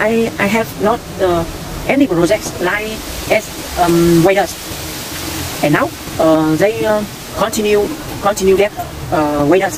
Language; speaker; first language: English; non-native, learner; Vietnamese